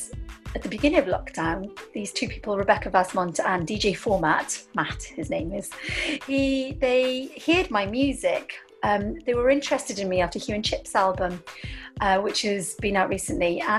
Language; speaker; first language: English; native; English